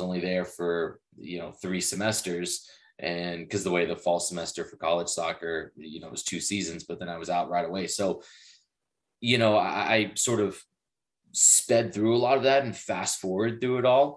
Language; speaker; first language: English; native; English